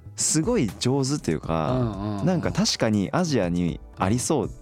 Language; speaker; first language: Japanese; early bilingual, other home language; Korean